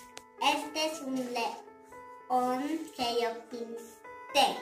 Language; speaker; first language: Spanish; early bilingual, heritage; Spanish